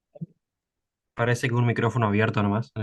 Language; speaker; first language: Spanish; native; Spanish